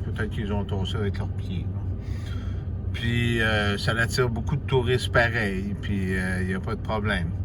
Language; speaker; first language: French; native; French